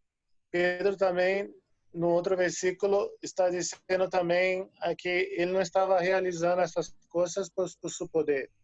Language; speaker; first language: Spanish; non-native, fluent; Portuguese